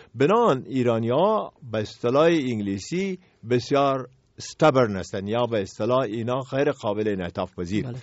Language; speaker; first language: Persian; native; Persian